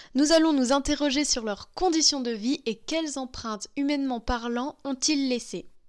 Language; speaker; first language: French; native; French